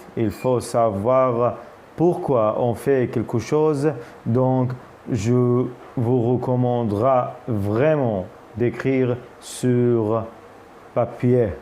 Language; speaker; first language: French; non-native, fluent; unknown